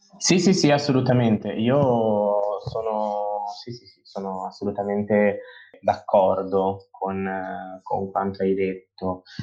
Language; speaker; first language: Italian; native; Italian